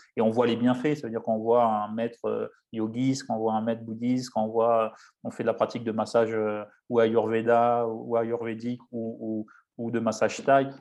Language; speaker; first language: French; native; French